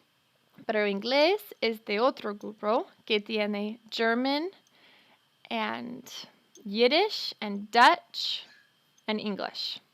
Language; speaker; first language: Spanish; non-native, fluent; English